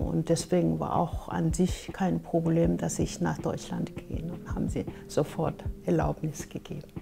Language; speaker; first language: German; non-native, fluent; Korean